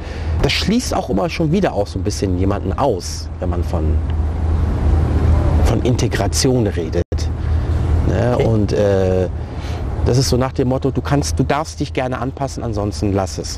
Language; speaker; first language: German; early bilingual, other home language; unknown